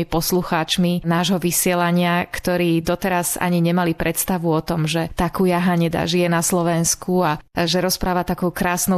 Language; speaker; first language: Slovak; native; Slovak